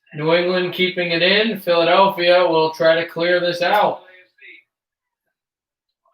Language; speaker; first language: English; native; English